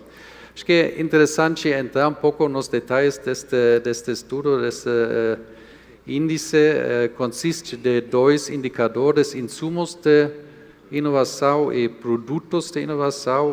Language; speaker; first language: Portuguese; non-native, fluent; German